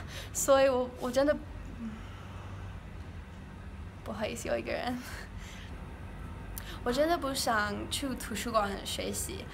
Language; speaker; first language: Chinese; non-native, learner; English